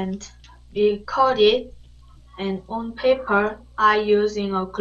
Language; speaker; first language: English; non-native, learner; Korean